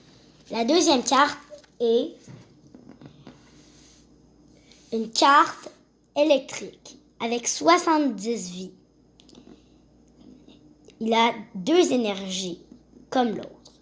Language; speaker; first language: French; native; French